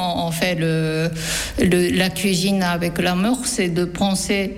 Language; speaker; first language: French; non-native, fluent; Japanese